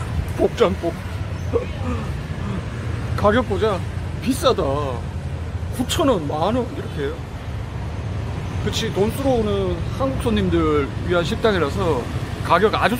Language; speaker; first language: Korean; native; Korean